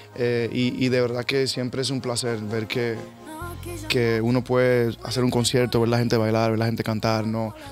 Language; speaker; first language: Spanish; early bilingual, heritage; Spanish